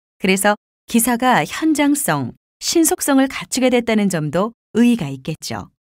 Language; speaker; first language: Korean; native; Korean